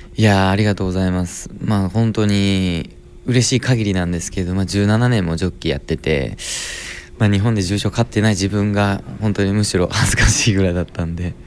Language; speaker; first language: Japanese; native; Japanese